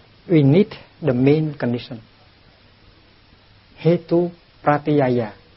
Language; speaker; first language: English; non-native, fluent; Vietnamese